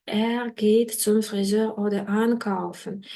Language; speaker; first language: German; non-native, fluent; Ukrainian